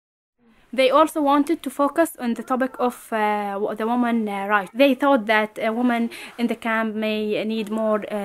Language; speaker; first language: English; non-native, fluent; Arabic